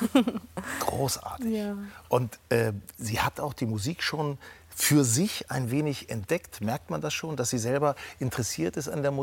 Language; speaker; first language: German; native; German